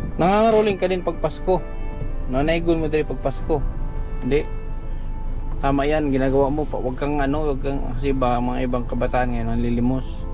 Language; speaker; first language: Filipino; non-native, local second language; Cebuano